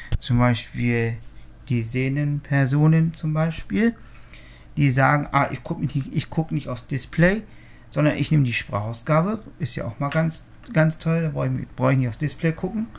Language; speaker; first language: German; native; German